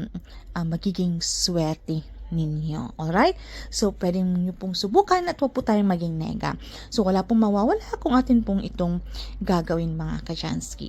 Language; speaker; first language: Filipino; native; Filipino